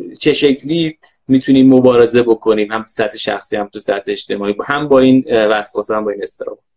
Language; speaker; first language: Persian; native; Persian